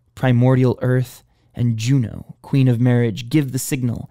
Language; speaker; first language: English; native; English